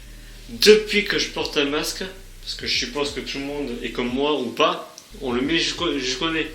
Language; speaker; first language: French; native; French